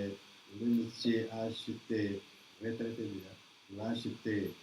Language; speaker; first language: French; non-native, learner; Portuguese